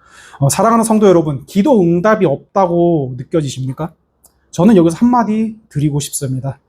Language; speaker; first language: Korean; native; Korean